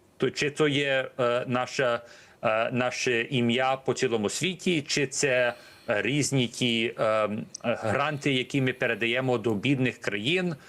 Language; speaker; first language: Ukrainian; early bilingual, heritage; Ukrainian